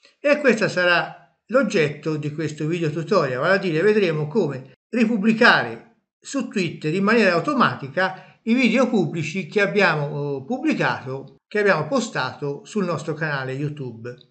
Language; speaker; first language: Italian; native; Italian